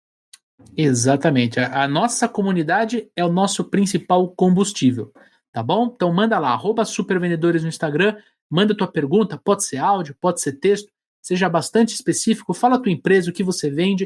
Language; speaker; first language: Portuguese; native; Portuguese